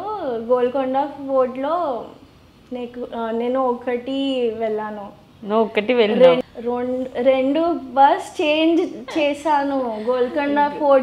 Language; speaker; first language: Telugu; non-native, local second language; Gujarati